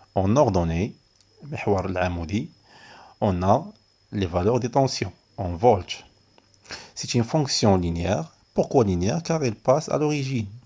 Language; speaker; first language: French; non-native, local second language; Arabic